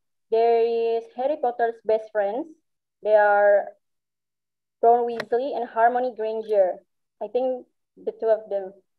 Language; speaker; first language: English; non-native, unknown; Indonesian